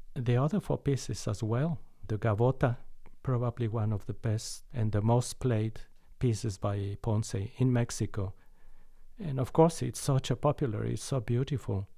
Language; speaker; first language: English; non-native, fluent; Spanish